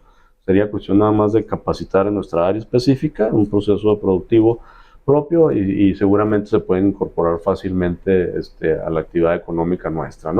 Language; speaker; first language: Spanish; native; Spanish